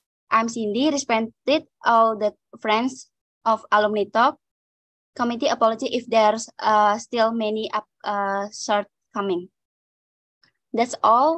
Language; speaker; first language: English; non-native, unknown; Indonesian